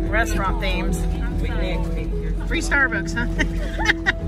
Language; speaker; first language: English; native; English